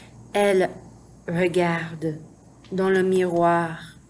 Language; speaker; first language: French; non-native, fluent; English